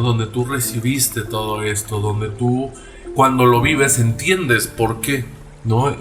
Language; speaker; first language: Spanish; native; Spanish